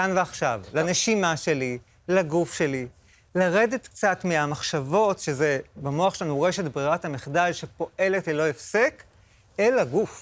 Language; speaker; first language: Hebrew; native; Hebrew